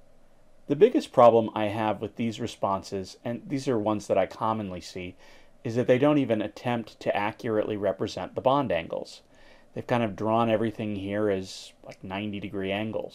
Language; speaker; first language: English; native; English